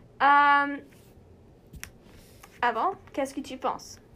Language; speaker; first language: French; non-native, learner; English